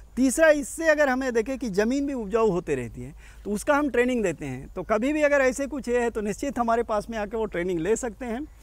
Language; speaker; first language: Hindi; native; Hindi